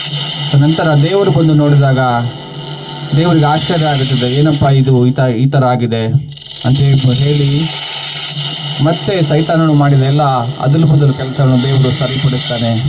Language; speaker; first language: Kannada; native; Kannada